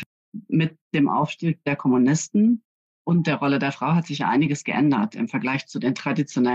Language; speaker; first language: German; native; German